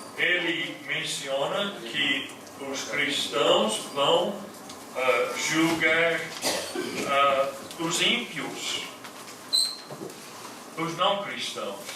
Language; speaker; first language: Portuguese; non-native, fluent; English